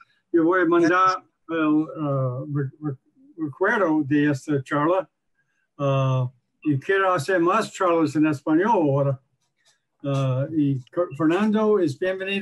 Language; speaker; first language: Spanish; non-native, learner; English